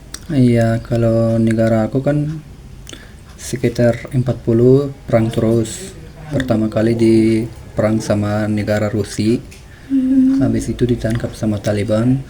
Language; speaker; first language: Indonesian; non-native, fluent; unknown